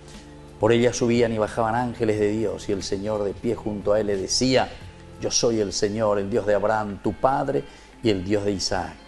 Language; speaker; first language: Spanish; native; Spanish